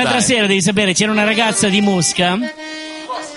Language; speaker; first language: Italian; native; Italian